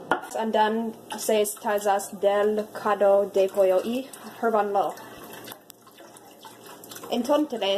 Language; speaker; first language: Spanish; non-native, learner; English